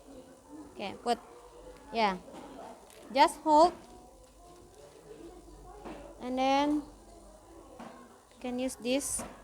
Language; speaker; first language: English; non-native, fluent; Indonesian